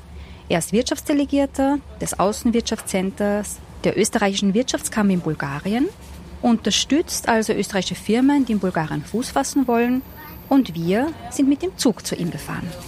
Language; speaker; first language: German; native; German